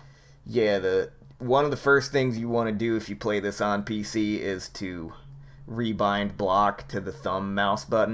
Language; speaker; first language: English; native; English